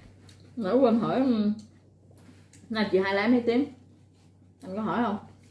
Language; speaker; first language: Vietnamese; native; Vietnamese